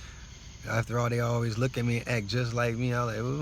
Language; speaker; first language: English; native; English